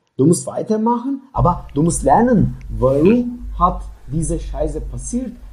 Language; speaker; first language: German; non-native, learner; Turkish